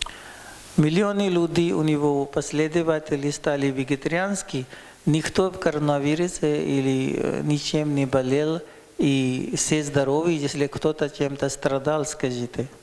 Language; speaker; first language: Russian; non-native, learner; Hindi